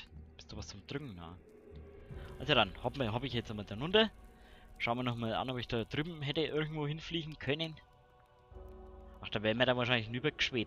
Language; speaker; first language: German; native; German